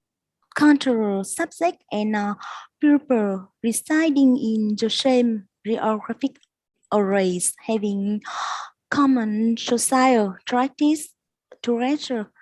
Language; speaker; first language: English; non-native, learner; Vietnamese